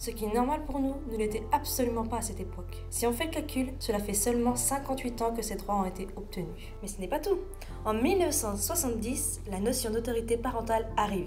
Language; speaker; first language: French; native; French